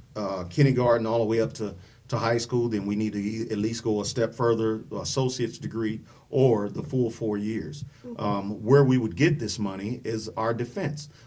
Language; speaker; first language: English; native; English